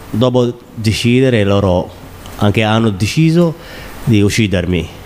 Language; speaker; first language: Italian; non-native, learner; Somali